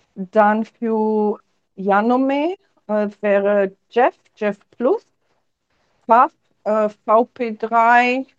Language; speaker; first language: German; non-native, fluent; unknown